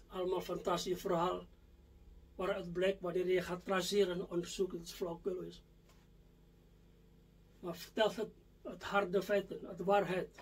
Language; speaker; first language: Dutch; non-native, fluent; Indonesian